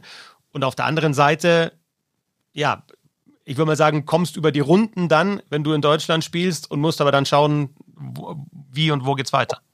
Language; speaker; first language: German; native; German